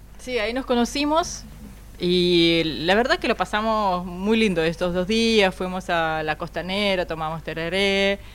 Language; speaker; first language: Spanish; non-native, fluent; Russian